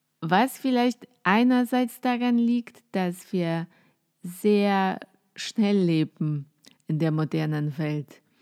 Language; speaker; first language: German; non-native, fluent; Polish